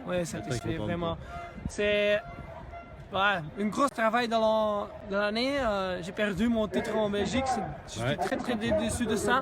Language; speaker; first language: French; non-native, learner; Dutch